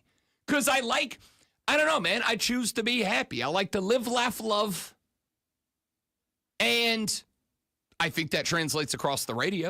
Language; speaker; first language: English; native; English